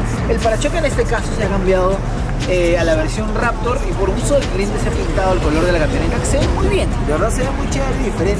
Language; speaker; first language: Spanish; native; Spanish